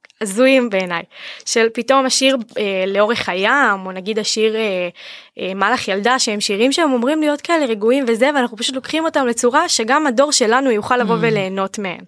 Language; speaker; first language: Hebrew; native; Hebrew